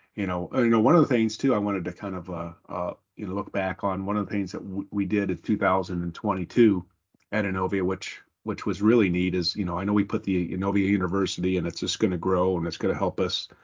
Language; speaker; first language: English; native; English